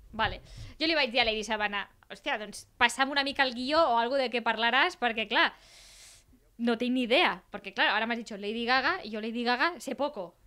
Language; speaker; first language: Spanish; non-native, local second language; Catalan